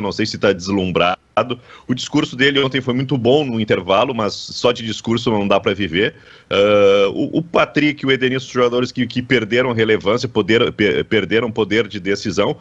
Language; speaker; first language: Portuguese; native; Portuguese